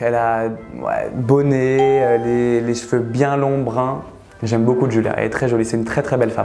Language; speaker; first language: French; native; French